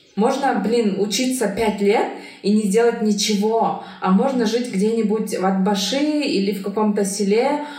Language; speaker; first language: Russian; non-native, local second language; Kyrgyz